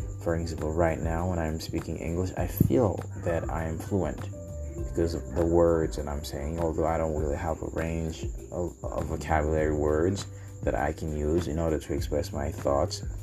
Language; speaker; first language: English; non-native, fluent; Haitian Creole